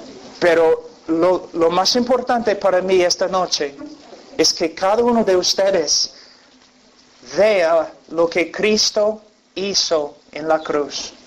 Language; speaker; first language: Spanish; non-native, fluent; English